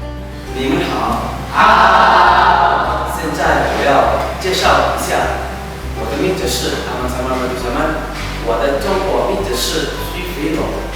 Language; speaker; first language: Chinese; non-native, learner; Indonesian